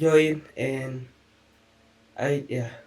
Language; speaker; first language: English; non-native, learner; Indonesian